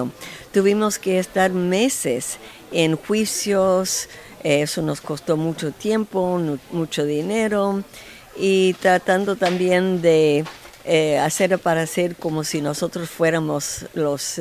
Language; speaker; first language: Spanish; non-native, fluent; English